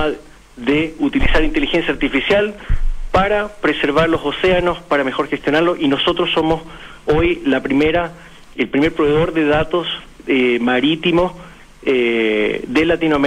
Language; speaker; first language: Spanish; native; Spanish